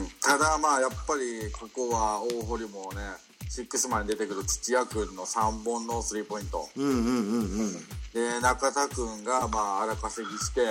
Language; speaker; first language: Japanese; native; Japanese